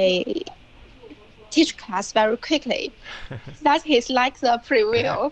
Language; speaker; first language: English; non-native, learner; Chinese